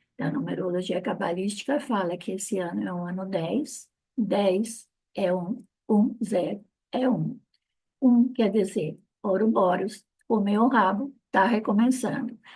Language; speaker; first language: Portuguese; non-native, fluent; Italian